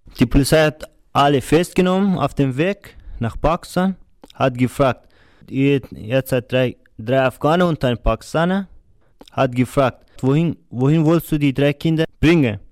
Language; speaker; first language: German; non-native, learner; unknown